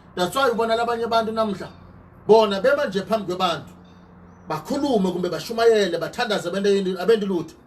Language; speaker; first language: Zulu; non-native, local second language; Swati